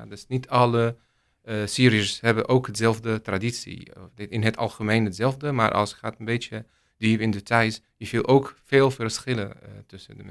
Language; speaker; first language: Dutch; non-native, learner; Arabic